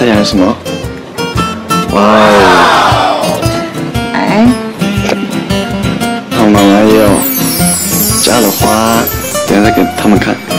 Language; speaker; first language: Chinese; early bilingual, heritage; Chinese